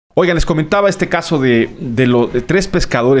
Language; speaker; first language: Spanish; native; Spanish